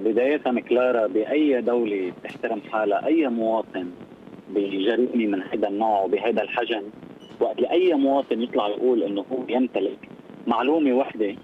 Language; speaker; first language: Arabic; native; Arabic